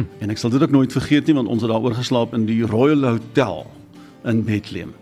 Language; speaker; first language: Afrikaans; native; Afrikaans